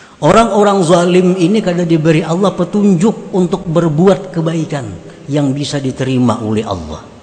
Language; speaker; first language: Indonesian; non-native, local second language; Banjar